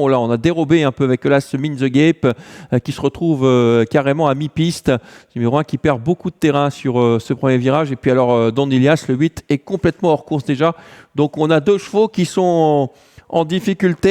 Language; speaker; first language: French; native; French